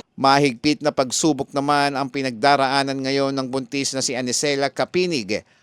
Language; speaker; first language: Filipino; non-native, local second language; Bikol